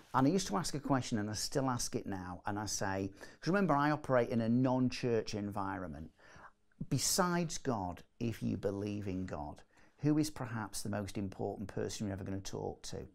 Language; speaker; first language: English; native; English